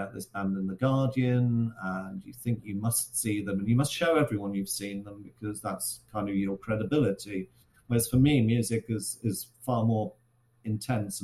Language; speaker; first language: English; native; English